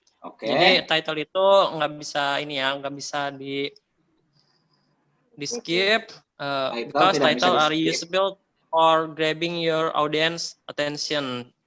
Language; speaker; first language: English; non-native, learner; Indonesian